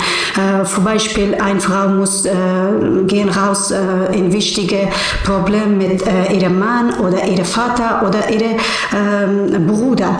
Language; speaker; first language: German; non-native, learner; Persian